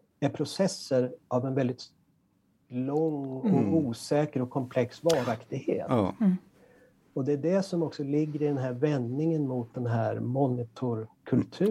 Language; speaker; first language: Swedish; native; Swedish